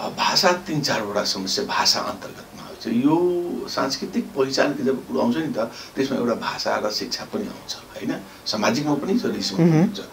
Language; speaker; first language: Nepali; non-native, local second language; Maithili